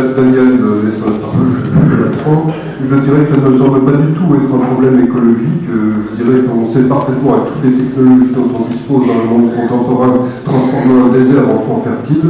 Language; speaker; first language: French; native; French